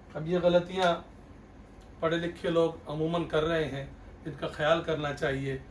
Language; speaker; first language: Urdu; native; Urdu